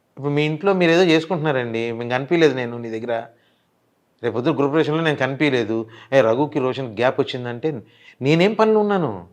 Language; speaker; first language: Telugu; native; Telugu